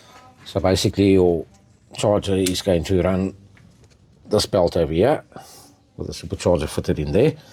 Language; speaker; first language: English; native; English